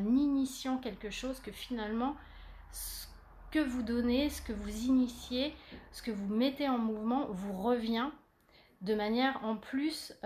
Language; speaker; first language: French; native; French